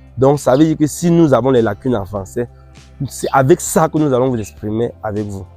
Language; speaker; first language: French; non-native, local second language; Ghomala